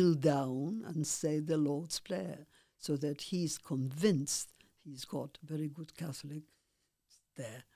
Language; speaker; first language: English; non-native, fluent; Polish